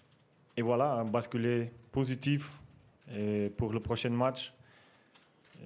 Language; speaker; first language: French; non-native, fluent; Portuguese